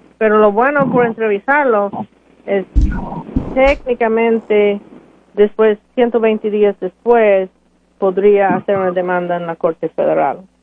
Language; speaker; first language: Spanish; early bilingual, heritage; Spanish